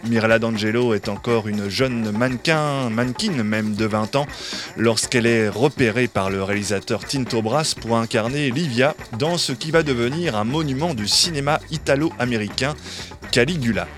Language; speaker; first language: French; native; French